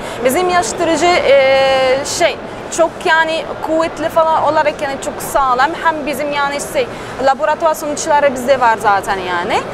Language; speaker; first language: Turkish; non-native, learner; Arabic